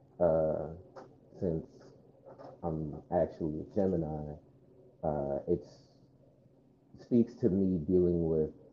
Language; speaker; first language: English; native; English